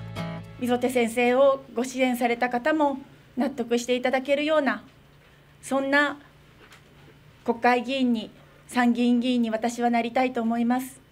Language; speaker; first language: Japanese; native; Japanese